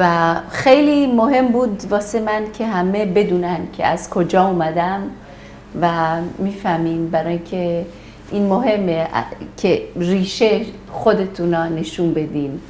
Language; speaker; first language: Persian; early bilingual, heritage; Persian